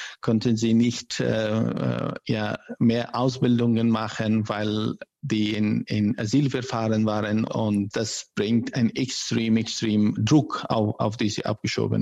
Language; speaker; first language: German; non-native, learner; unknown